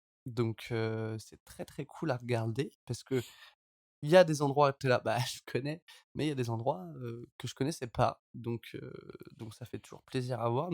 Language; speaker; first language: French; native; French